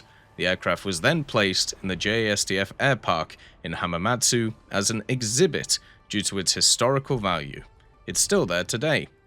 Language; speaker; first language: English; native; English